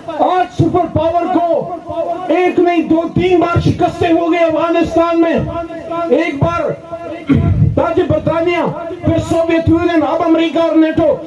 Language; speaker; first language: Urdu; non-native, local second language; Pashto